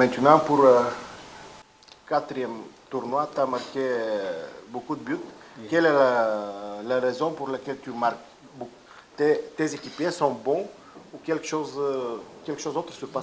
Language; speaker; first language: French; non-native, learner; Bulgarian